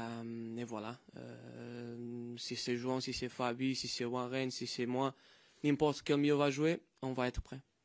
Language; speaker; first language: French; non-native, fluent; Portuguese